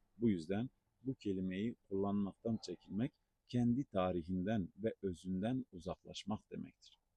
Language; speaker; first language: Turkish; non-native, local second language; Zaza